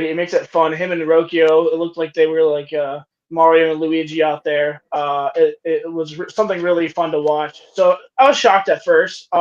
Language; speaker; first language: English; native; English